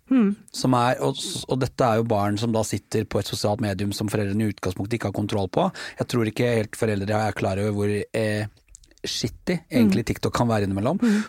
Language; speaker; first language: Norwegian; native; Norwegian